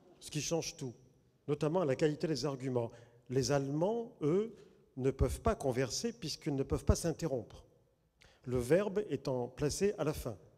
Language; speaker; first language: French; native; French